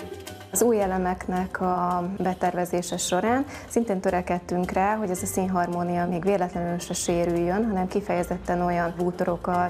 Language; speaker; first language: Hungarian; native; Hungarian